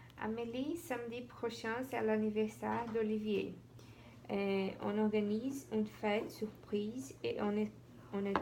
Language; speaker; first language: French; non-native, learner; Portuguese